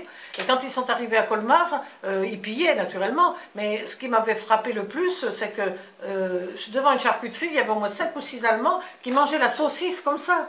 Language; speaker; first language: French; native; French